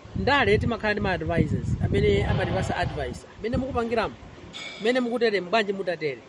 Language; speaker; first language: Nyanja; non-native, local second language; Tumbuka